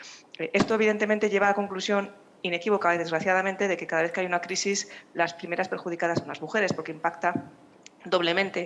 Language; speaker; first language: Spanish; native; Spanish